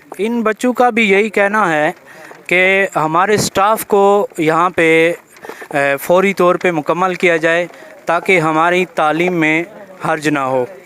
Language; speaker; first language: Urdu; non-native, local second language; Saraiki